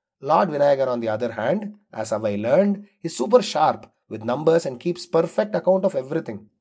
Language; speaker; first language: English; non-native, local second language; Tamil